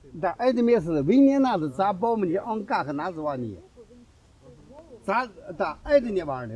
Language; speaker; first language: Russian; non-native, learner; Chinese